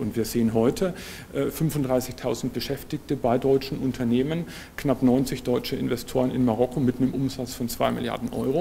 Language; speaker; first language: German; native; German